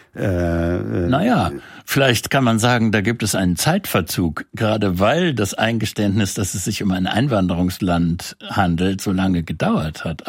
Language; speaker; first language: German; native; German